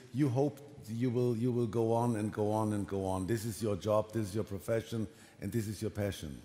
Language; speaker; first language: English; non-native, fluent; German